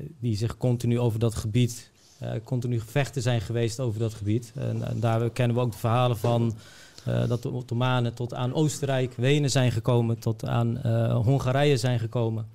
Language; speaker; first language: Dutch; early bilingual, other home language; Bosnian